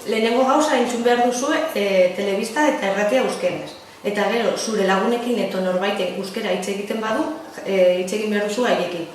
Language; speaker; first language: Basque; non-native, local second language; Spanish